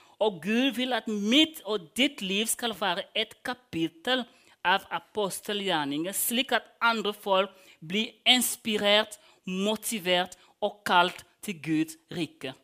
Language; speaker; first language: Norwegian; non-native, fluent; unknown